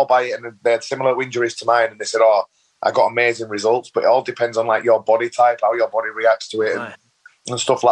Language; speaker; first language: English; native; English